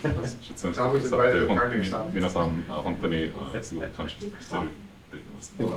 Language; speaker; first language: Japanese; non-native, fluent; English